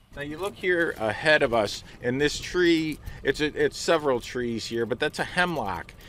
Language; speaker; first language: English; native; English